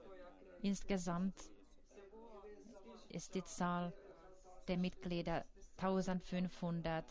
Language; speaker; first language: German; non-native, fluent; Finnish